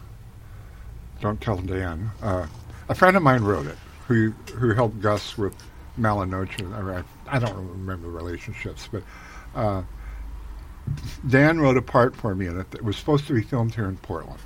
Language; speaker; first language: English; native; English